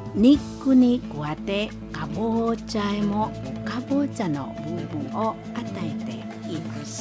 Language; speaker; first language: Japanese; non-native, fluent; Indonesian